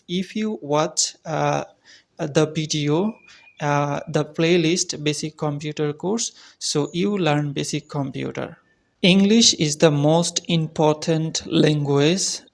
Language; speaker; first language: English; non-native, learner; Bangla